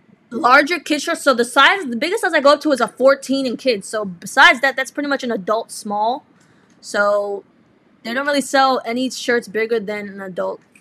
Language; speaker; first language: English; early bilingual, other home language; Spanish